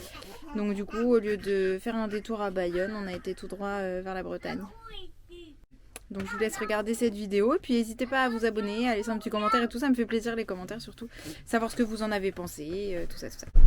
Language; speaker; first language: French; native; French